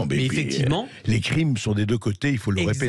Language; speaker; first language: French; native; French